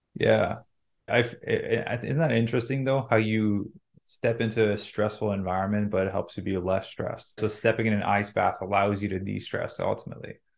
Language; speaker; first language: English; non-native, fluent; French